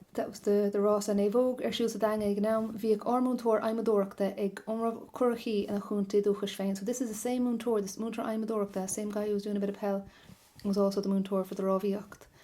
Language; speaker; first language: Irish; non-native, local second language; English